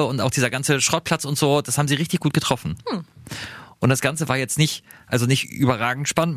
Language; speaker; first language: German; native; German